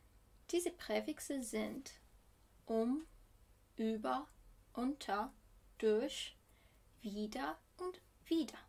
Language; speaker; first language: German; non-native, fluent; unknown